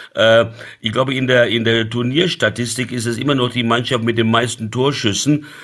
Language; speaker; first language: German; early bilingual, other home language; Portuguese